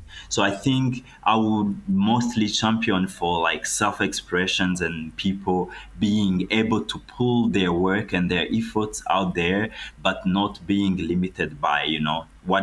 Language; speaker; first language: English; non-native, local second language; Kinyarwanda